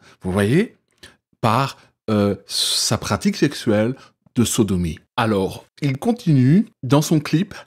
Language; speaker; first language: French; native; French